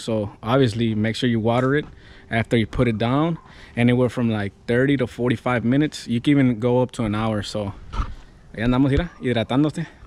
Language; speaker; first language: English; early bilingual, other home language; Spanish